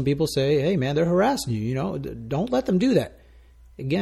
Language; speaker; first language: English; non-native, fluent; Spanish